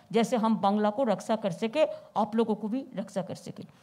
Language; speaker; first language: Hindi; non-native, local second language; Bangla